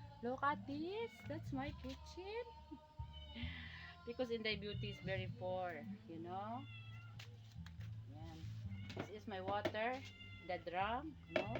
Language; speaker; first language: English; non-native, learner; Filipino